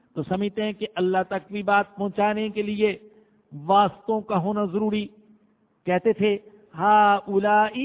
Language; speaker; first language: Urdu; non-native, local second language; Punjabi